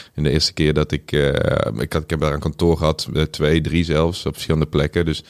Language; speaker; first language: Dutch; native; Dutch